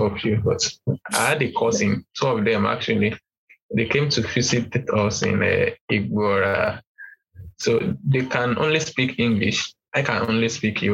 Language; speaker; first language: English; non-native, local second language; Yoruba